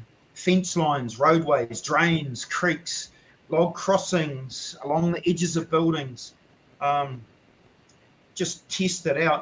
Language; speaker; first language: English; native; English